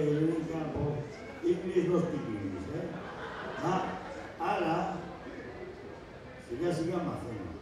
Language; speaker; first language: Greek; non-native, learner; Italian